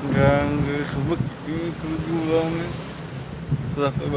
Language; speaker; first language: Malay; non-native, local second language; Balinese